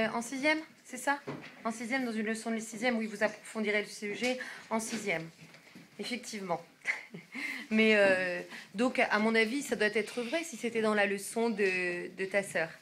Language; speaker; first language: French; native; French